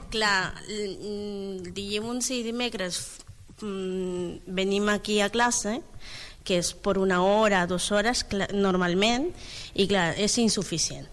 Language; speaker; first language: Catalan; non-native, learner; Spanish